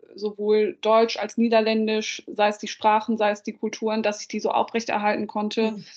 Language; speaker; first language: German; early bilingual, other home language; Dutch